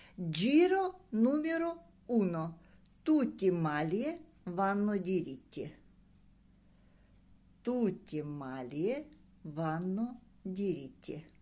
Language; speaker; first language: Italian; non-native, learner; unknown